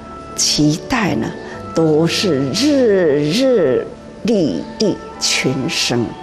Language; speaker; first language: Chinese; non-native, local second language; Min Nan Chinese